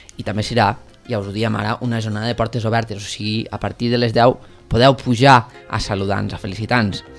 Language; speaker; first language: Catalan; native; Catalan